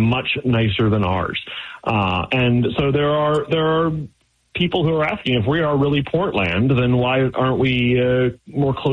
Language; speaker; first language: English; native; English